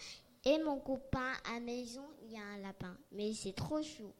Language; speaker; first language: French; non-native, learner; Korean